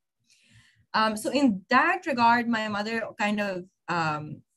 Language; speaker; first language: English; non-native, local second language; Urdu